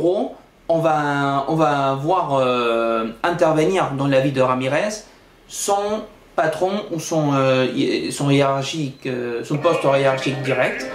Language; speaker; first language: French; non-native, fluent; Spanish